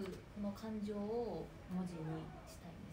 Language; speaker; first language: Japanese; native; Japanese